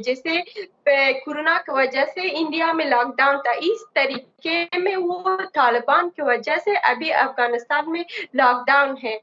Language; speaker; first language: Hindi; non-native, learner; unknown